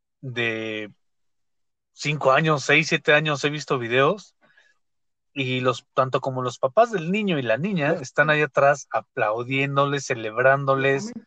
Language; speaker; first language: Spanish; native; Spanish